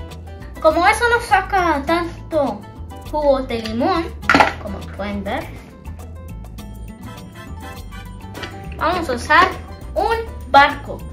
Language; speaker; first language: Spanish; early bilingual, heritage; Spanish